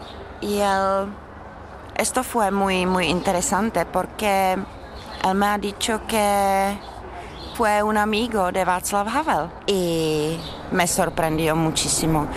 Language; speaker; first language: Spanish; non-native, fluent; Czech